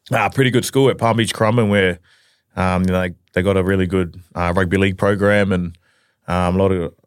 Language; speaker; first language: English; native; English